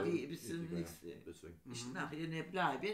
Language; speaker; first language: German; non-native, learner; Turkish